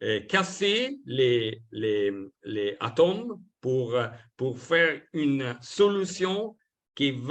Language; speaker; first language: French; non-native, learner; Italian